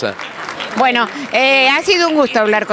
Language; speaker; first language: Spanish; native; Spanish